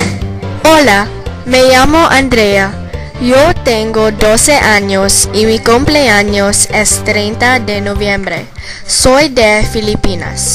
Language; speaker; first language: Spanish; non-native, learner; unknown